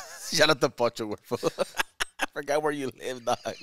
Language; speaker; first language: English; early bilingual, other home language; Spanish